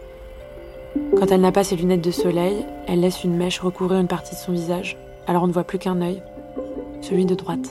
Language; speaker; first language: French; early bilingual, other home language; Arabic